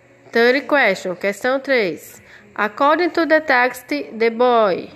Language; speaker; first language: English; non-native, fluent; Portuguese